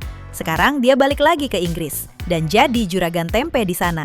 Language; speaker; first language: Indonesian; native; Indonesian